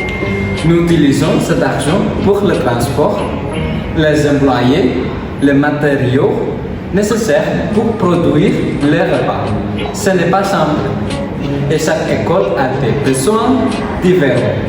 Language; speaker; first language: French; non-native, learner; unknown